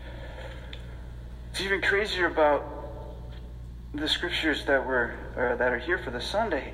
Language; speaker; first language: English; native; English